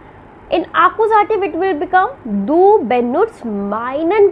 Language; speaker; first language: German; non-native, learner; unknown